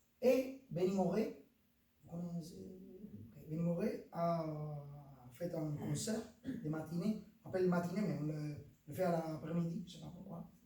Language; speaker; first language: French; non-native, fluent; Spanish